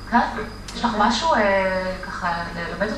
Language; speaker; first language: Hebrew; native; Hebrew